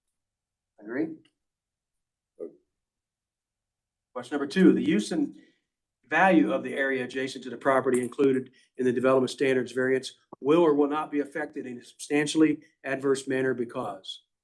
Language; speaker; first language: English; native; English